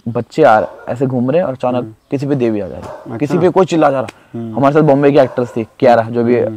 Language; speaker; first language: Hindi; native; Hindi